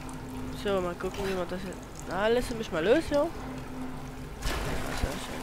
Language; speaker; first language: German; native; German